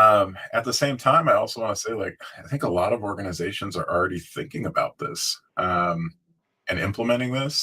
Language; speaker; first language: English; native; English